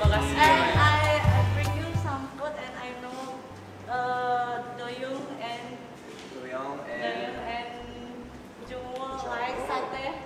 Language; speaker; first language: English; non-native, learner; Indonesian